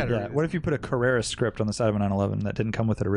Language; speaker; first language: English; native; English